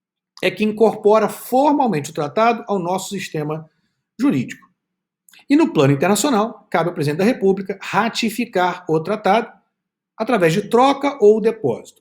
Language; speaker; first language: Portuguese; native; Portuguese